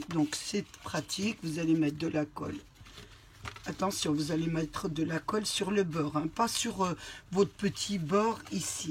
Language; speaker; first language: French; native; French